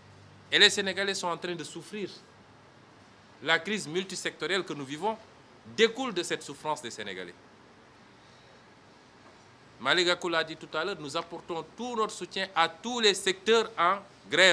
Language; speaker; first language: French; non-native, local second language; Wolof